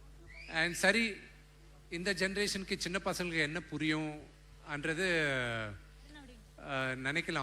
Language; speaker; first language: Tamil; non-native, local second language; Telugu